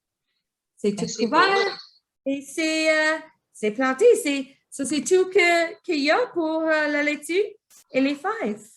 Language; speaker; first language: French; non-native, local second language; English